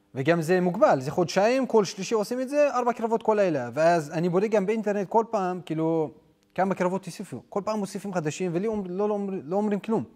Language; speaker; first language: Hebrew; non-native, local second language; Adyghe